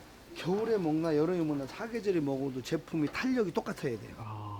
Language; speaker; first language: Korean; native; Korean